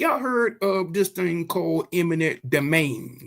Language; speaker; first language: English; native; English